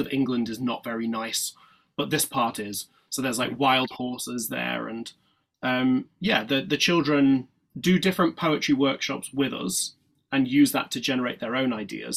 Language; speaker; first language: English; native; English